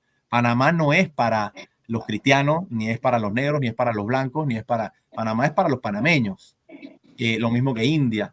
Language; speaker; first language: Spanish; native; Spanish